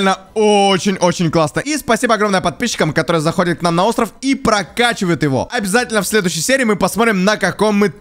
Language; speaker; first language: Russian; native; Russian